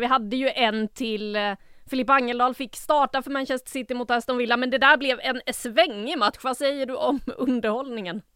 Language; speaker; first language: Swedish; native; Swedish